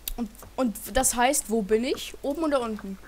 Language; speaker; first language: German; native; German